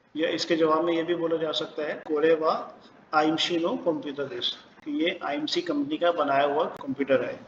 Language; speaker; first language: Urdu; native; Urdu